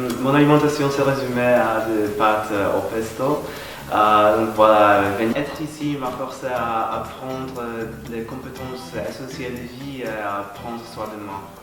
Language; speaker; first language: French; non-native, fluent; Polish